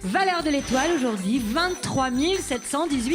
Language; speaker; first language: French; native; French